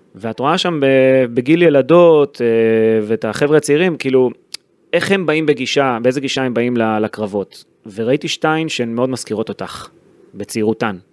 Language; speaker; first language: Hebrew; native; Hebrew